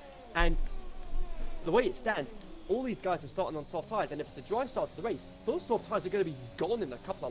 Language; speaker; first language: English; native; English